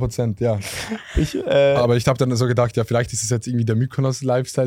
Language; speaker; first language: German; native; German